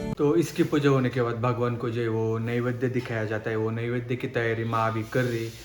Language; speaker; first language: Hindi; non-native, local second language; Marathi